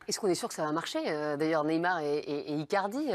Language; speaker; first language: French; native; French